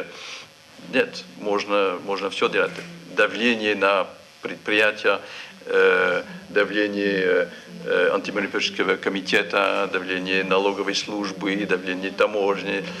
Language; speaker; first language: Russian; non-native, fluent; French